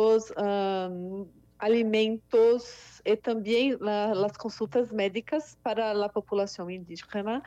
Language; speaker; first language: Spanish; non-native, fluent; Portuguese